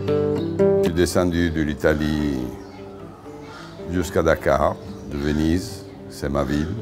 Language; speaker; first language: French; non-native, fluent; Italian